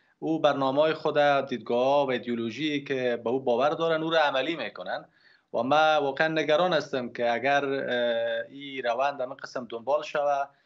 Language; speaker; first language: Persian; native; Persian